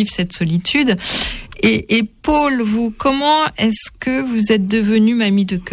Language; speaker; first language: French; native; French